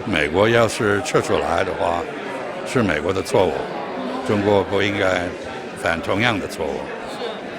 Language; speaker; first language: Chinese; non-native, fluent; English